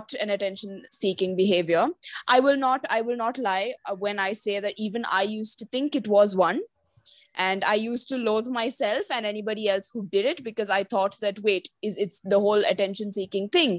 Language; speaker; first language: English; non-native, local second language; Malayalam